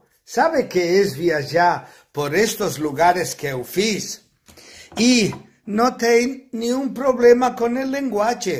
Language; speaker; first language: Portuguese; non-native, fluent; Spanish